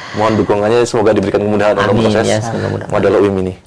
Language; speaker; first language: Indonesian; native; Indonesian